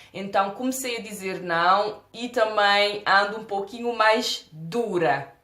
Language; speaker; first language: Portuguese; non-native, local second language; Kabuverdianu